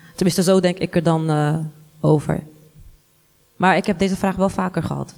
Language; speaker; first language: Dutch; early bilingual, other home language; Arabic